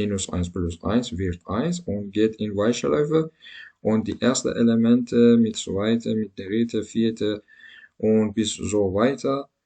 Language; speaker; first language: German; non-native, learner; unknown